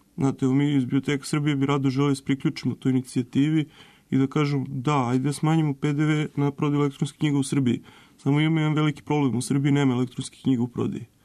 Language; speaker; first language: Serbian; native; Serbian